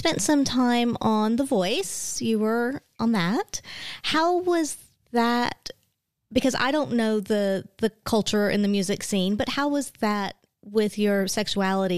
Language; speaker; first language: English; native; English